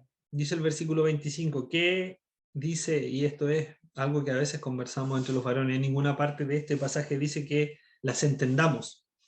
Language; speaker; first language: Spanish; native; Spanish